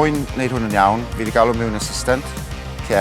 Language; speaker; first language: Welsh; native; Welsh